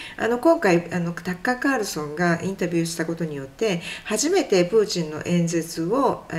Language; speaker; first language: Japanese; native; Japanese